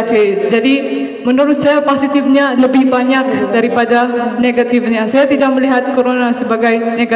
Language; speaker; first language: Indonesian; non-native, fluent; Maranao